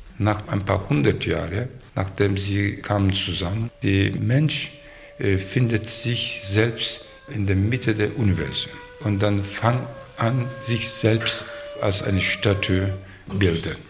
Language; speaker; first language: German; non-native, learner; Turkish